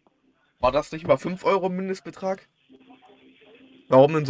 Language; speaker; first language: German; native; German